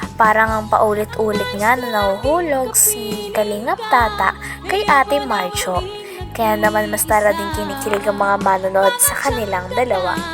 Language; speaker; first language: Filipino; native; Filipino